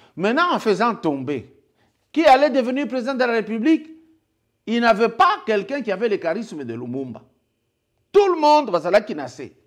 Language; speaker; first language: French; non-native, local second language; Lingala